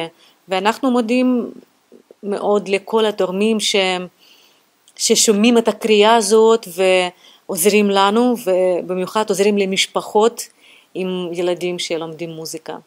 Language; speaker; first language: Hebrew; non-native, fluent; Russian